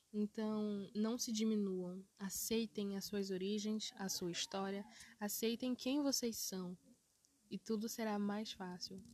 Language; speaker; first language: Portuguese; early bilingual, other home language; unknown